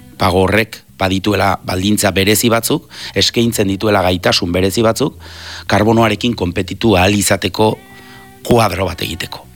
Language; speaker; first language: Basque; native; Basque